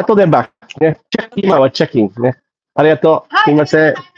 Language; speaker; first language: Japanese; non-native, learner; English